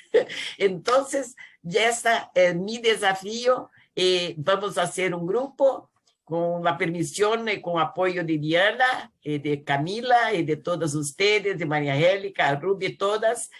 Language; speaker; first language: Spanish; non-native, learner; Portuguese